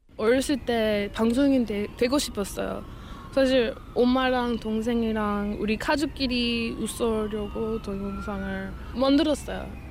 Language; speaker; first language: Korean; non-native, learner; English